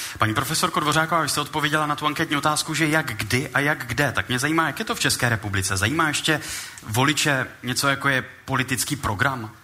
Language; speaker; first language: Czech; native; Czech